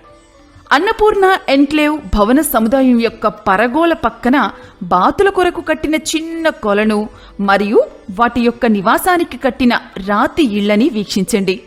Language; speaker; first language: Telugu; native; Telugu